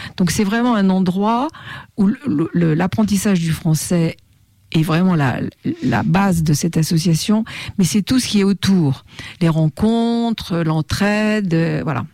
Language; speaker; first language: French; native; French